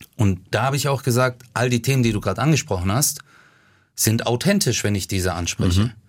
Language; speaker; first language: German; early bilingual, other home language; Turkish